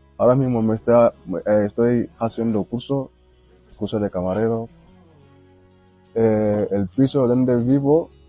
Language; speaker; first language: Spanish; non-native, learner; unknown